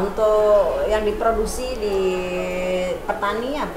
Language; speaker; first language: Indonesian; native; Indonesian